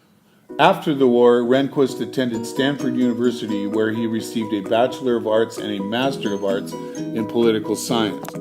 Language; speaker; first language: English; native; English